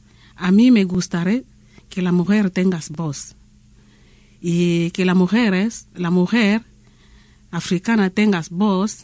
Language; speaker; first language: Spanish; non-native, learner; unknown